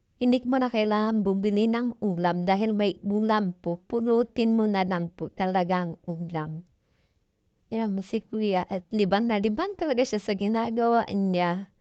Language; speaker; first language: Filipino; non-native, local second language; Cebuano